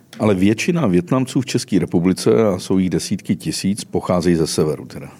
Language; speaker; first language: Czech; native; Czech